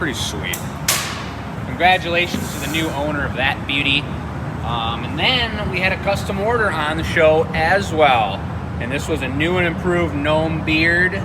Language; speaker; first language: English; native; English